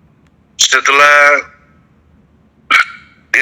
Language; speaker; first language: Indonesian; non-native, fluent; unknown